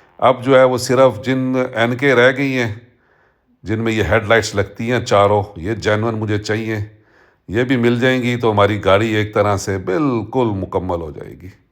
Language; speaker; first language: Urdu; non-native, local second language; Punjabi